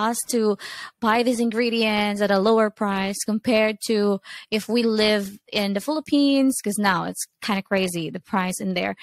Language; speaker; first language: English; non-native, local second language; Cebuano